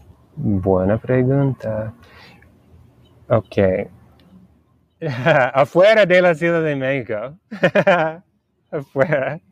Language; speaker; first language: Spanish; non-native, learner; English